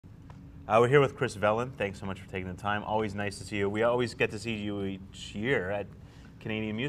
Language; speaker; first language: English; native; English